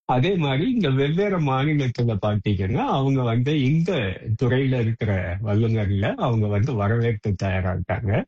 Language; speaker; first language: Tamil; native; Tamil